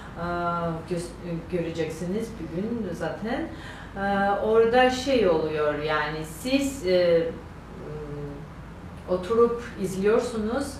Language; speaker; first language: Turkish; non-native, learner; Georgian